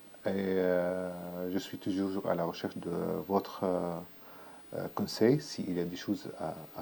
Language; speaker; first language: French; non-native, learner; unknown